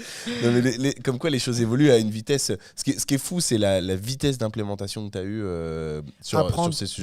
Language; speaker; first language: French; native; French